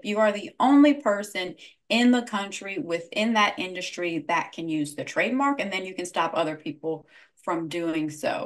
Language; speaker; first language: English; native; English